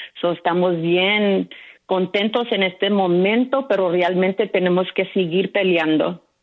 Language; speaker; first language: Spanish; early bilingual, heritage; Spanish